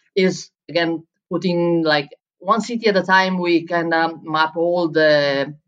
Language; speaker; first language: English; non-native, fluent; Italian